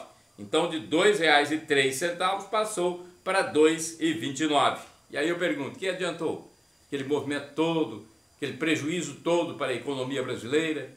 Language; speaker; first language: Portuguese; native; Portuguese